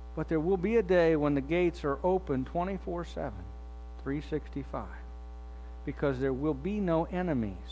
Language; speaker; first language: English; native; English